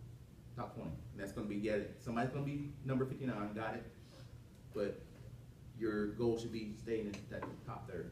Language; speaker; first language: English; native; English